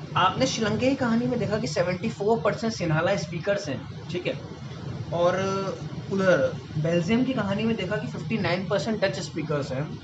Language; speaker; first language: Hindi; native; Hindi